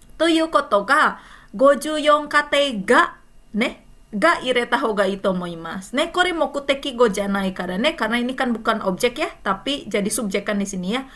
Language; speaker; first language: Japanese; non-native, fluent; Indonesian